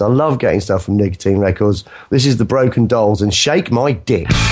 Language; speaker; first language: English; native; English